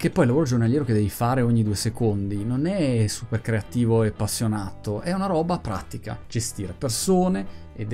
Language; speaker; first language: Italian; native; Italian